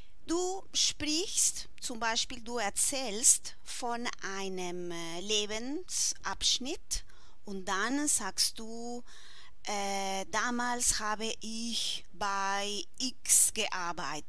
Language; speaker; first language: German; non-native, fluent; Spanish